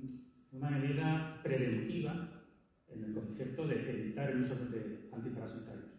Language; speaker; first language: Spanish; native; Spanish